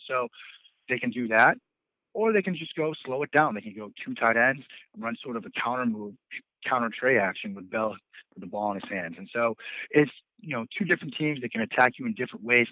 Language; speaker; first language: English; native; English